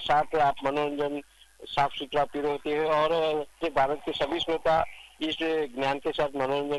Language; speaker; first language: Hindi; non-native, local second language; Gujarati